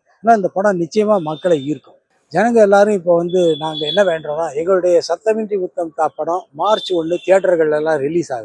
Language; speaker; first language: Tamil; native; Tamil